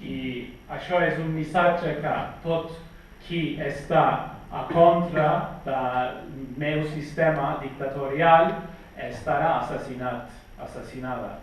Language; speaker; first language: Catalan; non-native, fluent; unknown